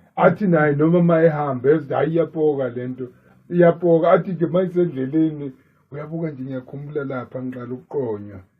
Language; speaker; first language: Zulu; native; Zulu